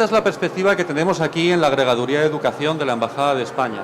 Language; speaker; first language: Spanish; native; Spanish